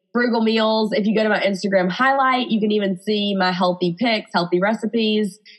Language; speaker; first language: English; native; English